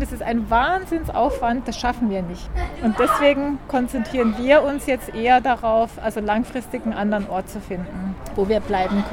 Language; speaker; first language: German; native; German